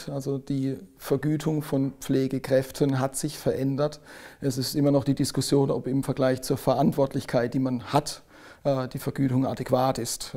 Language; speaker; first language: German; native; German